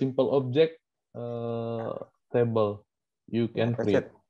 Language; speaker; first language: English; non-native, learner; Indonesian